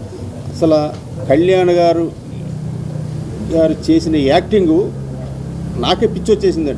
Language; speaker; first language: Telugu; native; Telugu